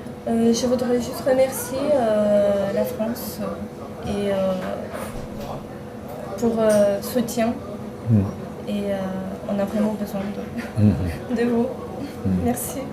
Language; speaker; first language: French; non-native, fluent; Ukrainian